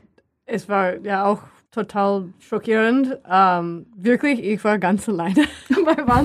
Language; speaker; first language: German; non-native, learner; English